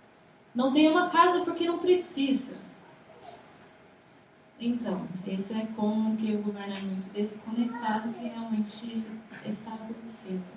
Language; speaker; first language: Portuguese; non-native, fluent; English